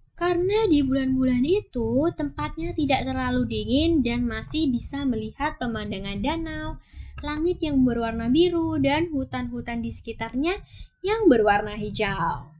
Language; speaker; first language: Indonesian; native; Indonesian